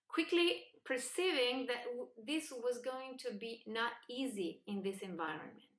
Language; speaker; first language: English; non-native, fluent; Spanish